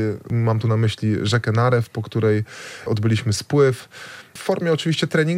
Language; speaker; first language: Polish; native; Polish